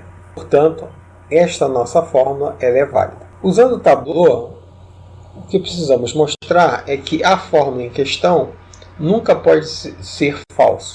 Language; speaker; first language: Portuguese; native; Portuguese